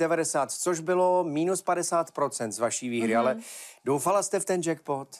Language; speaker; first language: Czech; native; Czech